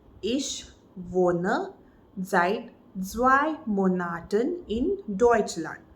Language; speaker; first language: German; non-native, fluent; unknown